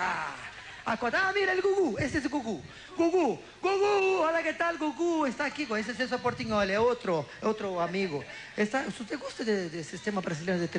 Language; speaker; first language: Spanish; non-native, learner; Portuguese